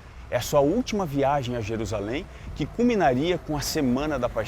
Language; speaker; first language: Portuguese; native; Portuguese